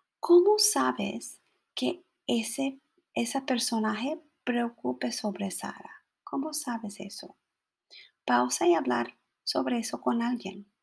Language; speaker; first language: Spanish; non-native, fluent; English